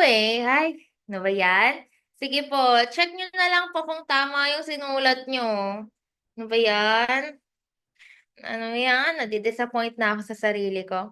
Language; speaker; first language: Filipino; native; Filipino